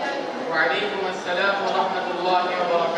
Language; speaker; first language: Arabic; non-native, learner; Urdu